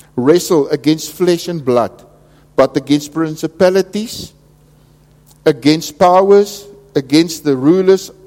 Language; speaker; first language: English; non-native, local second language; Afrikaans